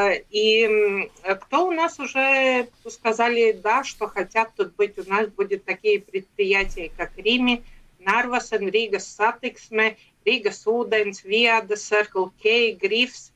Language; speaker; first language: Russian; non-native, local second language; Latvian